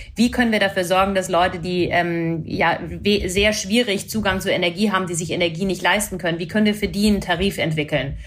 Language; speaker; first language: German; non-native, fluent; English